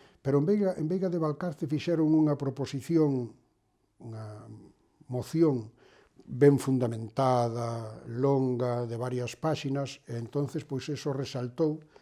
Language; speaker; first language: Galician; native; Galician